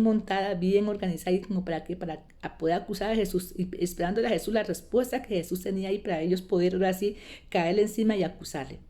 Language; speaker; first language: Spanish; native; Spanish